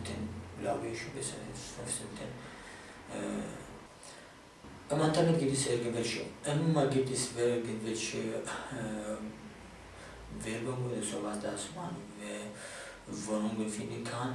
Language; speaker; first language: German; non-native, fluent; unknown